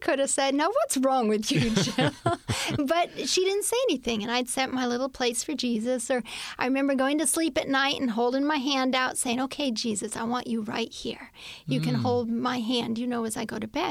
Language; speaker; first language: English; native; English